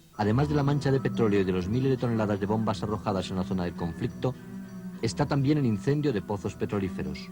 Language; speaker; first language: Spanish; native; Spanish